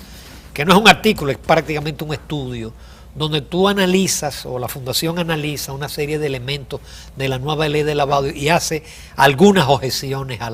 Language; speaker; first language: Spanish; native; Spanish